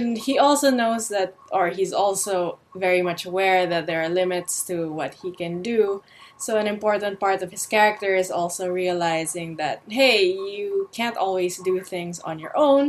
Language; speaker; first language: English; non-native, local second language; Filipino